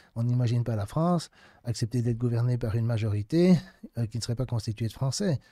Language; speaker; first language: French; native; French